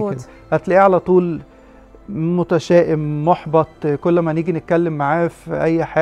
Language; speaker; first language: Arabic; native; Arabic